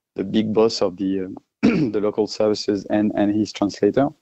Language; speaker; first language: English; non-native, fluent; French